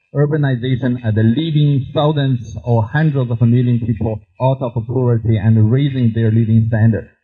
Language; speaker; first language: English; non-native, fluent; Chinese